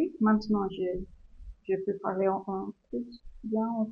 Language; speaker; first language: French; non-native, learner; English